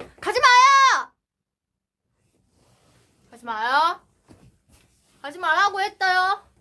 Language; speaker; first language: Korean; non-native, learner; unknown